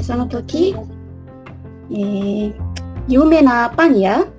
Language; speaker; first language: Japanese; non-native, learner; Malay